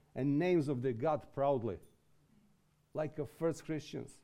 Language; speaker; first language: English; non-native, fluent; Serbian